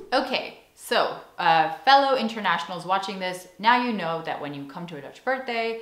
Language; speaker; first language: English; native; English